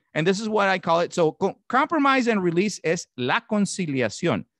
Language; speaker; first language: English; non-native, fluent; Spanish